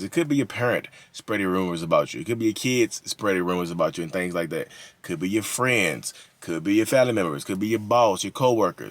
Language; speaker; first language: English; native; English